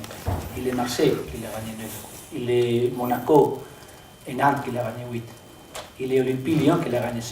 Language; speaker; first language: French; non-native, learner; Spanish